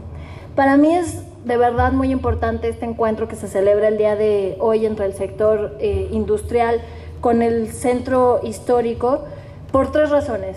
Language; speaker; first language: Spanish; native; Spanish